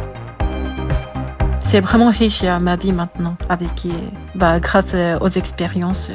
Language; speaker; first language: French; non-native, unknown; Japanese